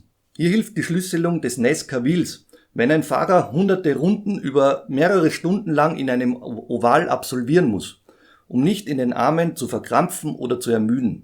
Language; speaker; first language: German; native; German